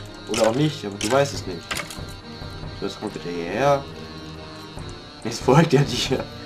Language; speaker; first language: German; native; German